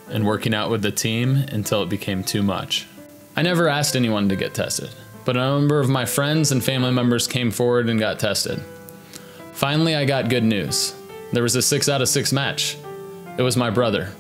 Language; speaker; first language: English; native; English